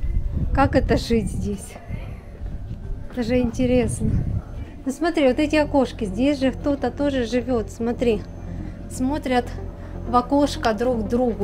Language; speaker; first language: Russian; native; Russian